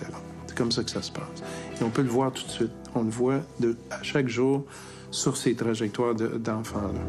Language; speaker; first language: French; native; French